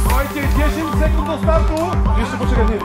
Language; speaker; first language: Polish; native; Polish